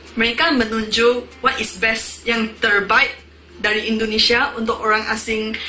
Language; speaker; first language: Indonesian; non-native, fluent; Min Nan Chinese